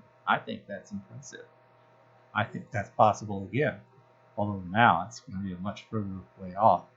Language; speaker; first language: English; native; English